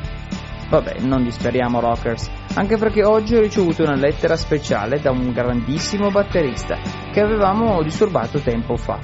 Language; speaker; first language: Italian; native; Italian